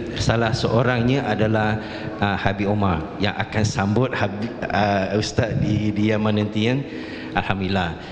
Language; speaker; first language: Malay; non-native, local second language; Chinese